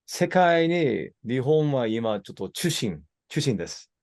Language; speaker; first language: Japanese; non-native, learner; English